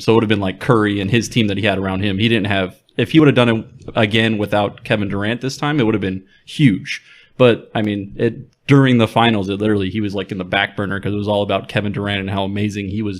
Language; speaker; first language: English; native; English